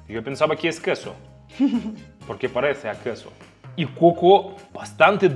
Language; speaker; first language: Spanish; non-native, fluent; Russian